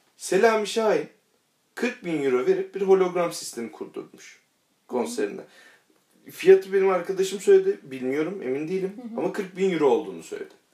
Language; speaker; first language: Turkish; native; Turkish